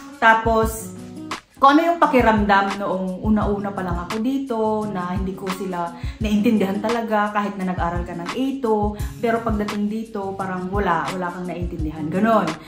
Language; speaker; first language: Filipino; native; Filipino